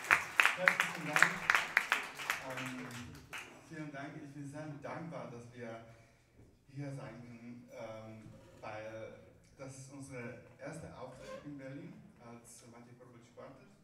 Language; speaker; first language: German; non-native, fluent; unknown